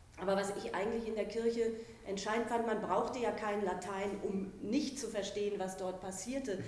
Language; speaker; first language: German; native; German